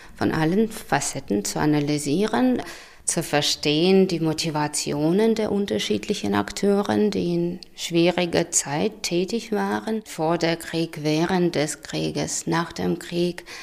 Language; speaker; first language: German; non-native, fluent; Russian